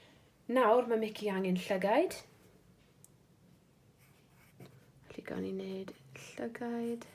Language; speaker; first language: Welsh; non-native, local second language; English